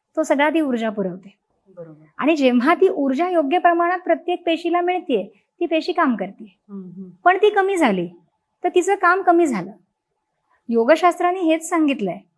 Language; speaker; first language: Marathi; native; Marathi